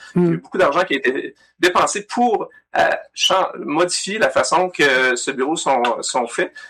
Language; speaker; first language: French; native; French